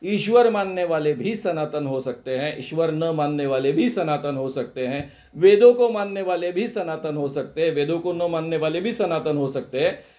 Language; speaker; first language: Hindi; non-native, local second language; Marathi